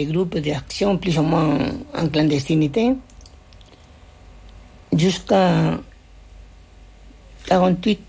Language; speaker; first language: French; non-native, fluent; Spanish